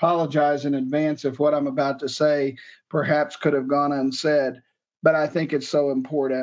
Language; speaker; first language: English; native; English